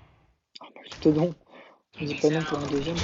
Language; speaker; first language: French; native; French